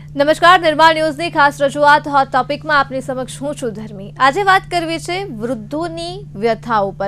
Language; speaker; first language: Gujarati; native; Gujarati